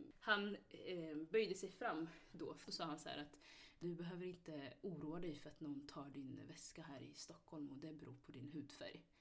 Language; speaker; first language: Swedish; early bilingual, other home language; Somali